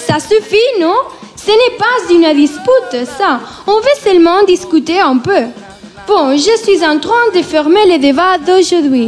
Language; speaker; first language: French; non-native, learner; Spanish